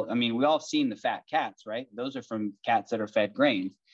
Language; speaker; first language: English; native; English